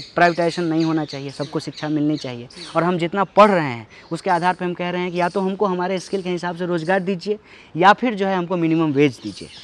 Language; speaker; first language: Hindi; native; Hindi